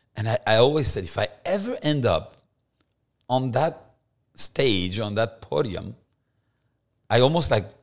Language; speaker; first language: English; non-native, fluent; French